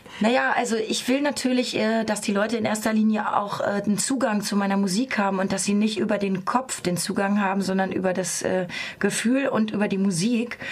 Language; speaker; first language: German; native; German